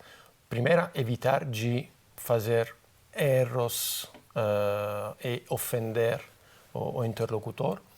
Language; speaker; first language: Portuguese; non-native, fluent; Italian